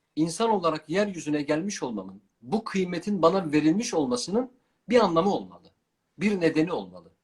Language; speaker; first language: Turkish; non-native, local second language; Kurdish